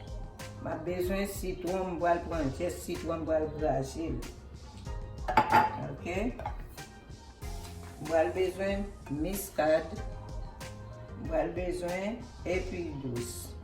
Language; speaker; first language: French; non-native, learner; Haitian Creole